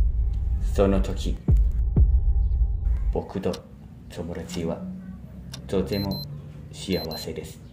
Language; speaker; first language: Japanese; non-native, learner; Thai